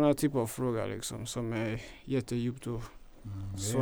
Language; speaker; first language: Swedish; non-native, fluent; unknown